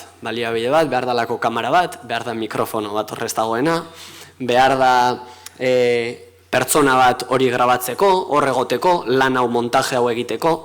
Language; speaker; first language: Basque; native; Basque